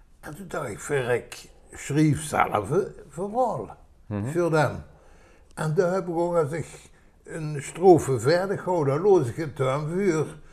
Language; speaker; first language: Dutch; native; Dutch